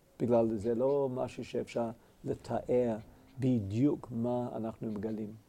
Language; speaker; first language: Hebrew; non-native, fluent; English